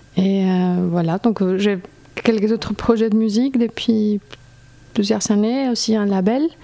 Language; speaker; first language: French; non-native, fluent; Spanish